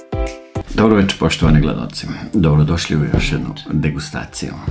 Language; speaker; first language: Serbian; native; Serbian